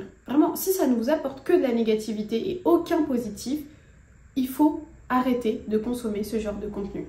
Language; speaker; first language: French; native; French